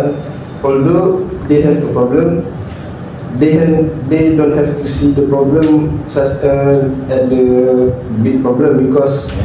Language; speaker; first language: English; non-native, learner; Malay